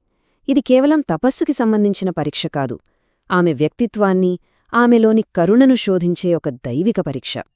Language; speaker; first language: Telugu; native; Telugu